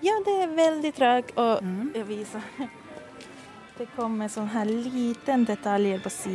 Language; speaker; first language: Swedish; non-native, fluent; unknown